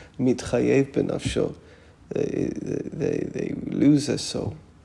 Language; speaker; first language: English; native; English